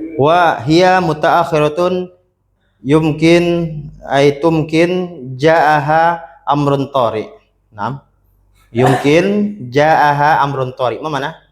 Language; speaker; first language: Arabic; non-native, fluent; Indonesian